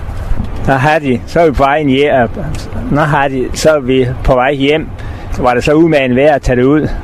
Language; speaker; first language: Danish; native; Danish